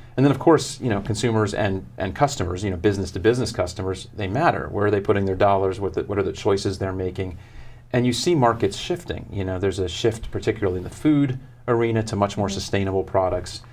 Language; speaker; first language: English; native; English